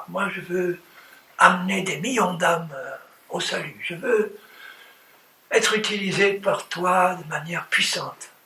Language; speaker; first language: French; native; French